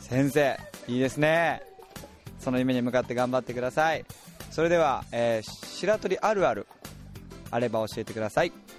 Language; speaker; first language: Japanese; native; Japanese